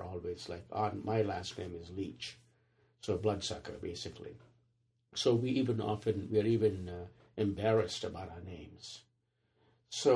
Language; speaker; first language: English; non-native, local second language; Telugu